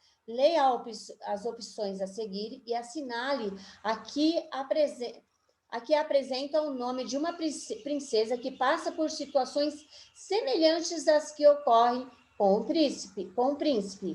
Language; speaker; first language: Portuguese; native; Portuguese